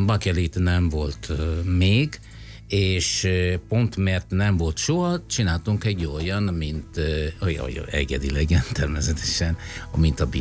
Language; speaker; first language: Hungarian; non-native, fluent; Italian